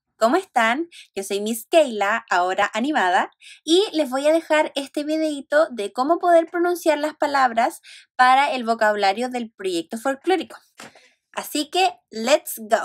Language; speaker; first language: Spanish; native; Spanish